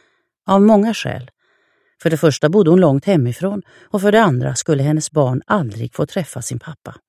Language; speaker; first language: Swedish; native; Swedish